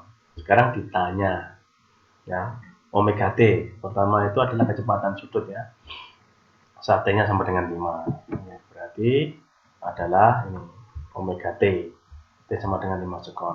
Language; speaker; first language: Indonesian; native; Indonesian